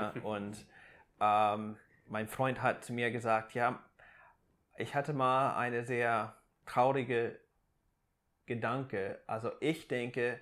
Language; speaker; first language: German; non-native, fluent; English